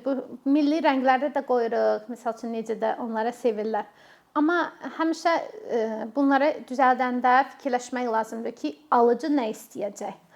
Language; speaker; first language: Azerbaijani; non-native, fluent; English